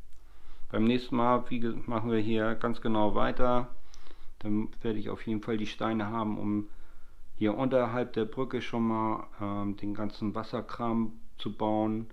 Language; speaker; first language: German; native; German